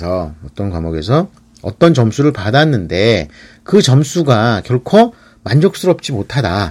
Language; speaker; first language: Korean; native; Korean